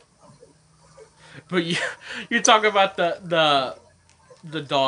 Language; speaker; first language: English; native; English